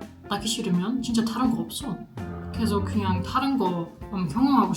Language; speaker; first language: Korean; non-native, fluent; German